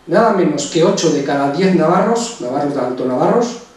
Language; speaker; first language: Spanish; non-native, local second language; Basque